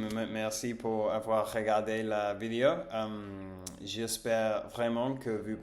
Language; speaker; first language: French; non-native, learner; English